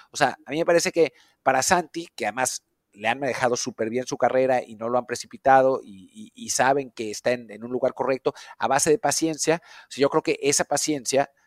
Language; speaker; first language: Spanish; native; Spanish